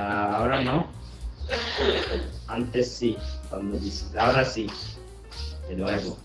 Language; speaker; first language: Spanish; non-native, learner; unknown